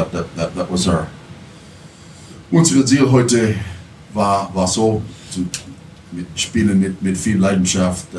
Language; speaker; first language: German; non-native, learner; English